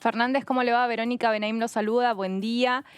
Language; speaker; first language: Spanish; native; Spanish